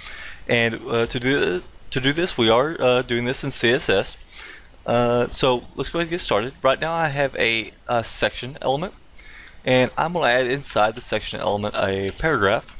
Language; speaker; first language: English; native; English